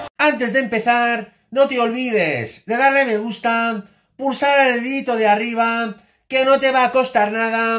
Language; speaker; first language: Spanish; native; Spanish